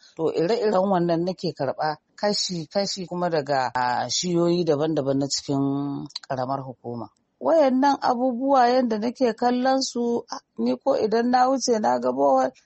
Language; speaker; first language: Hausa; native; Hausa